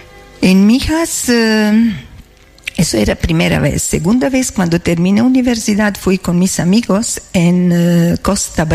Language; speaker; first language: Spanish; non-native, learner; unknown